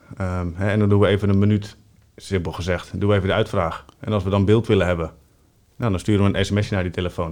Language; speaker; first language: Dutch; native; Dutch